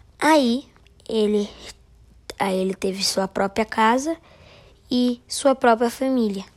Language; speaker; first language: Portuguese; native; Portuguese